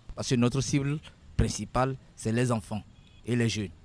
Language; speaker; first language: French; non-native, local second language; Ewe